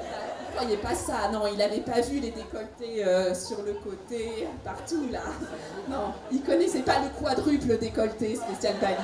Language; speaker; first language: French; native; French